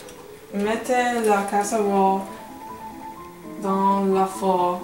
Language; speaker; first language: French; non-native, learner; English